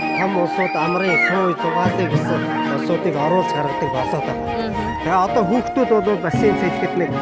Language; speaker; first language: Mongolian; native; Mongolian